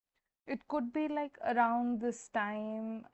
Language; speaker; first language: English; non-native, local second language; Hindi